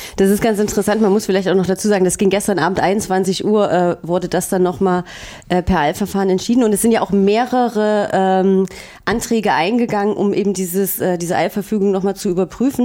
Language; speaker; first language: German; native; German